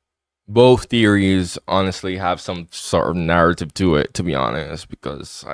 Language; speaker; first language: English; native; English